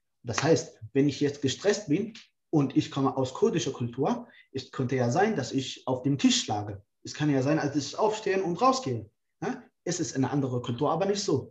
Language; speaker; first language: German; non-native, fluent; Kurdish